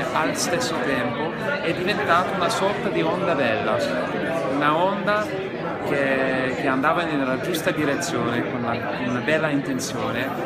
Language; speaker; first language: Italian; non-native, fluent; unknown